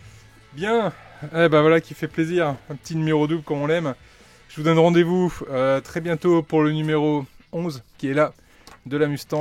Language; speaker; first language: French; native; French